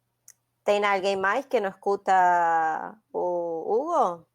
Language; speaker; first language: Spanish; non-native, learner; Portuguese